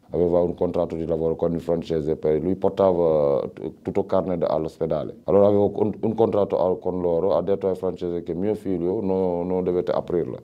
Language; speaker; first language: Italian; non-native, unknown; Wolof